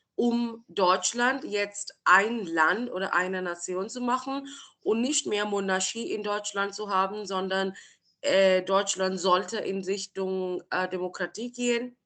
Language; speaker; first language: German; non-native, fluent; Marathi